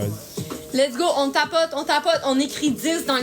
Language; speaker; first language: French; native; French